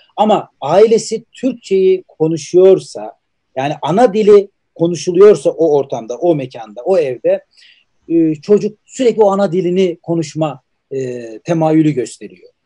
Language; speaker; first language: Turkish; native; Turkish